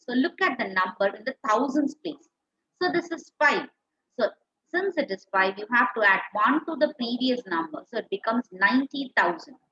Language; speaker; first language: English; non-native, local second language; Tamil